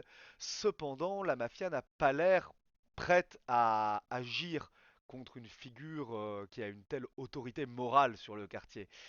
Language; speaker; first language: French; native; French